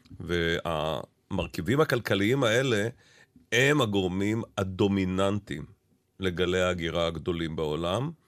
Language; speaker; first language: Hebrew; native; Hebrew